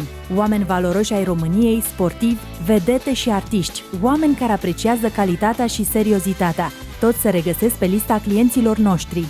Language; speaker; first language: Romanian; native; Romanian